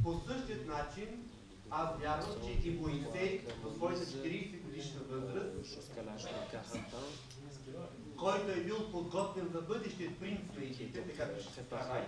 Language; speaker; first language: Bulgarian; native; Bulgarian